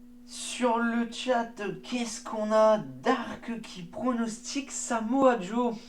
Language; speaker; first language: French; native; French